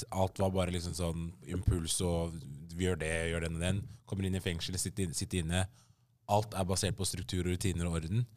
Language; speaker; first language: Norwegian; early bilingual, other home language; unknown